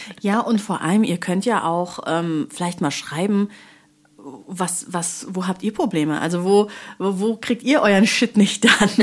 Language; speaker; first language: German; native; German